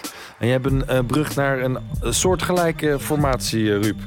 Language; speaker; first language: Dutch; native; Dutch